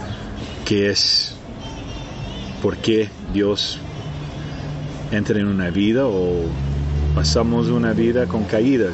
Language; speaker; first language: Spanish; non-native, fluent; Portuguese